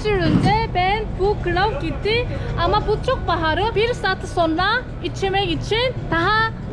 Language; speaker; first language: Turkish; non-native, learner; Korean